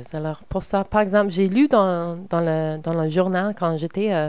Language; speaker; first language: French; non-native, learner; English